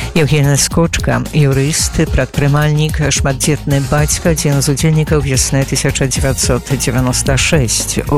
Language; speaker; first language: Belarusian; native; Belarusian